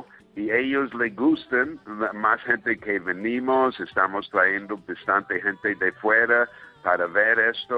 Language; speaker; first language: Spanish; non-native, fluent; English